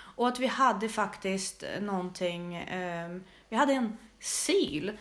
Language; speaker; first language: Swedish; early bilingual, other home language; Russian